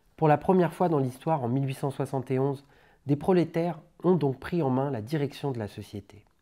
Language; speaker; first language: French; native; French